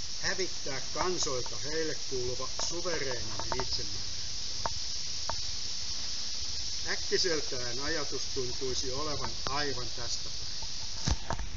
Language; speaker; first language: Finnish; native; Finnish